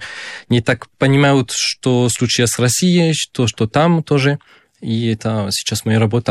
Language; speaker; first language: Russian; non-native, fluent; French